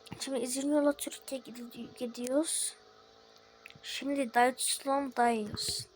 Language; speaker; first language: Turkish; early bilingual, heritage; Turkish